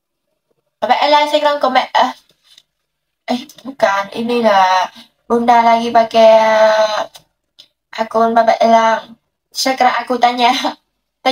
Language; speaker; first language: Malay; non-native, learner; Vietnamese